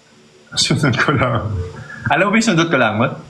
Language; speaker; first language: Filipino; native; Filipino